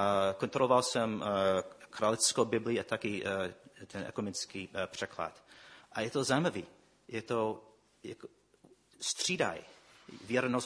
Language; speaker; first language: Czech; non-native, fluent; English